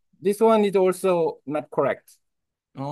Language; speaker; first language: English; non-native, learner; Vietnamese